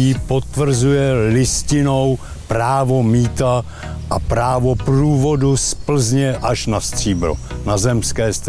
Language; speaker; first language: Czech; native; Czech